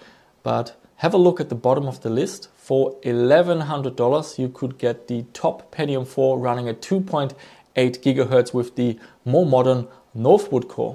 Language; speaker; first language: English; non-native, fluent; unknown